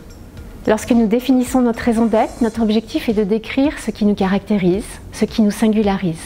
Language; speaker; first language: French; native; French